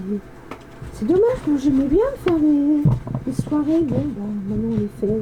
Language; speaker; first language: French; native; French